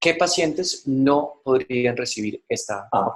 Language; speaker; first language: Spanish; native; Spanish